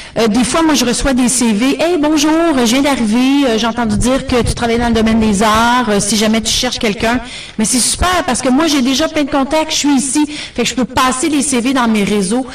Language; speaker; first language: French; native; French